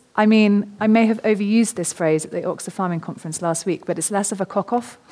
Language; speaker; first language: English; native; English